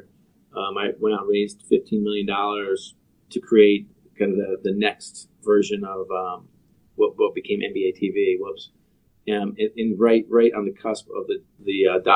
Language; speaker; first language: English; native; English